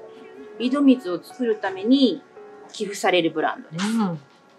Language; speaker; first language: Japanese; native; Japanese